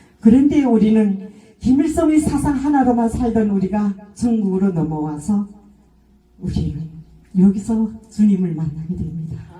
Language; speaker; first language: Korean; native; Korean